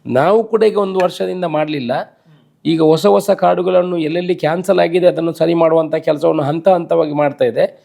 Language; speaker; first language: Kannada; non-native, local second language; Tulu